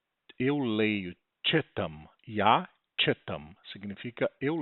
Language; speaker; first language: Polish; non-native, learner; Portuguese